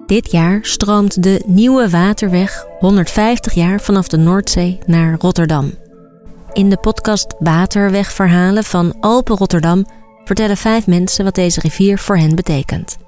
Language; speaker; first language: Dutch; native; Dutch